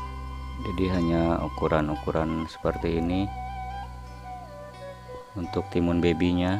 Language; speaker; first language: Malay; non-native, local second language; Sundanese